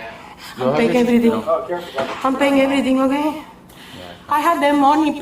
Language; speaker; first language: English; non-native, learner; Spanish